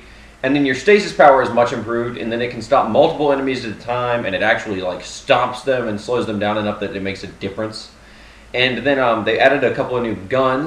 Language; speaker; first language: English; native; English